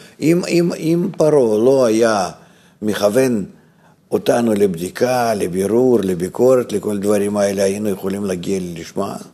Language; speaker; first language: Hebrew; non-native, fluent; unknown